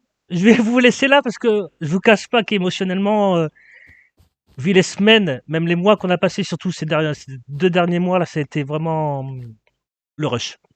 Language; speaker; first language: French; native; French